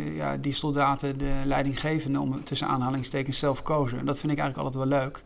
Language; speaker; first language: Dutch; native; Dutch